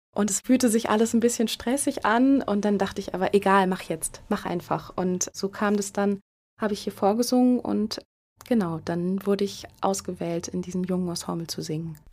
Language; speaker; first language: German; native; German